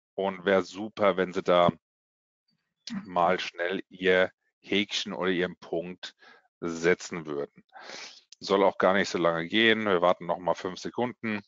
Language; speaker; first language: German; native; German